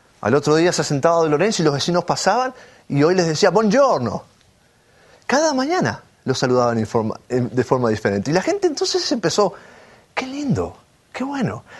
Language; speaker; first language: Spanish; native; Spanish